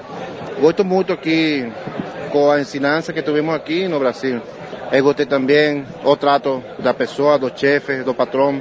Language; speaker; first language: Portuguese; non-native, learner; Spanish